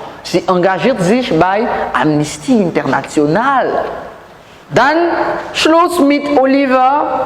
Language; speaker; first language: German; non-native, learner; French